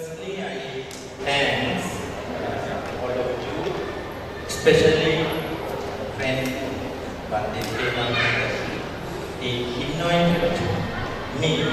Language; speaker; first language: English; non-native, learner; Sinhala